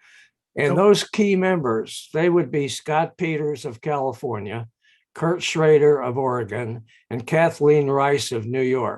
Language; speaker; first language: English; native; English